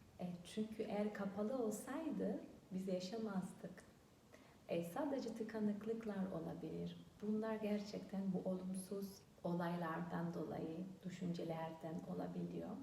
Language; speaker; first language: Turkish; non-native, fluent; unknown